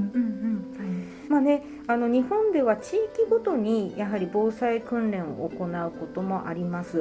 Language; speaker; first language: Japanese; native; Japanese